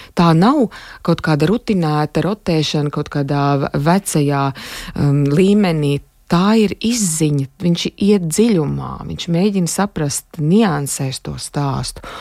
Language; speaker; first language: Latvian; native; Latvian